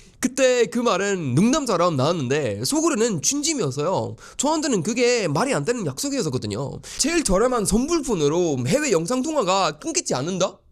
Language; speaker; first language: Korean; non-native, fluent; Swedish